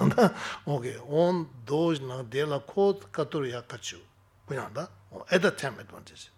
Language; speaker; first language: Russian; non-native, learner; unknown